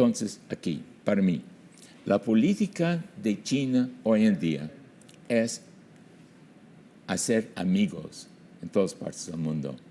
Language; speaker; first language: Spanish; non-native, fluent; English